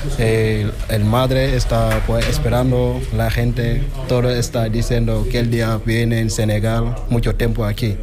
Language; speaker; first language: Spanish; non-native, learner; Wolof